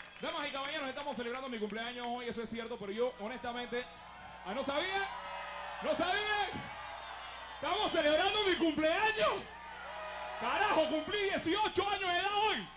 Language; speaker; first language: Spanish; native; Spanish